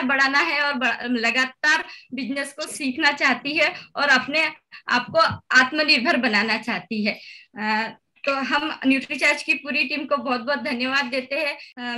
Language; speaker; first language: Hindi; native; Hindi